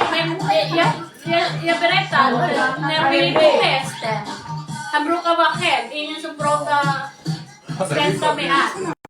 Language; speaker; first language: Swedish; non-native, fluent; Filipino